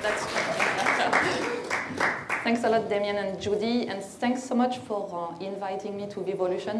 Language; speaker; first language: English; non-native, fluent; French